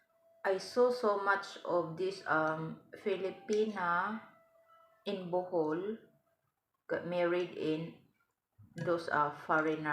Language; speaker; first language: English; non-native, learner; Cebuano